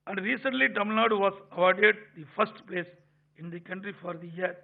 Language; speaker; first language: English; non-native, local second language; Tamil